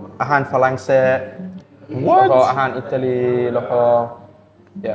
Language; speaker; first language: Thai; non-native, learner; English